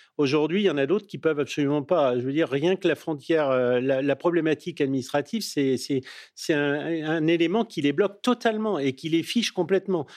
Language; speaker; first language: French; native; French